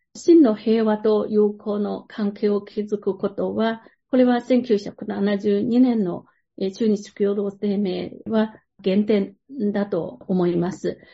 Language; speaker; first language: Japanese; non-native, fluent; Chinese